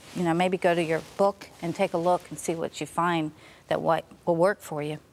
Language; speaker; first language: English; native; English